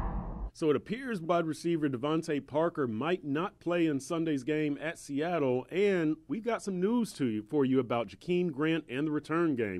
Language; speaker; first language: English; native; English